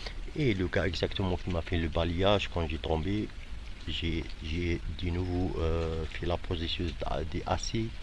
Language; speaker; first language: French; non-native, fluent; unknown